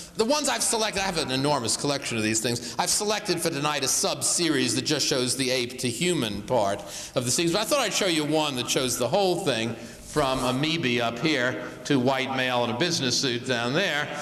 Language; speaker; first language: English; native; English